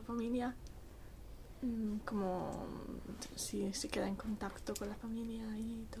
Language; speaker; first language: Spanish; non-native, learner; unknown